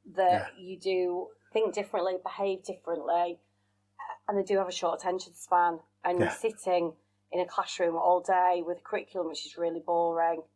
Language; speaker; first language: English; native; English